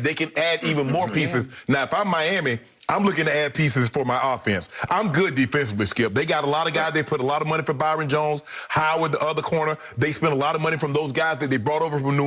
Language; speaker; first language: English; native; English